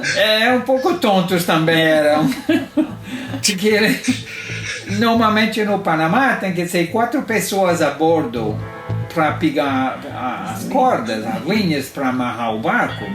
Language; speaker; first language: Portuguese; non-native, fluent; Italian